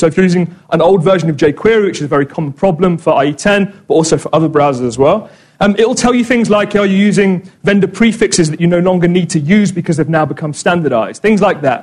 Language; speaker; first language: English; native; English